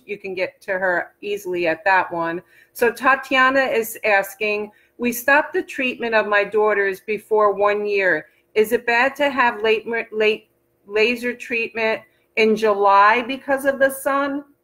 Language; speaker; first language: English; native; English